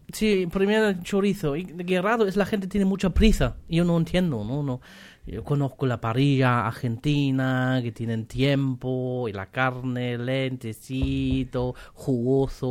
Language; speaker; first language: Spanish; non-native, learner; German